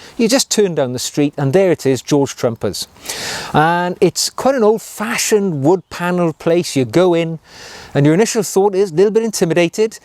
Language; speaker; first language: English; native; English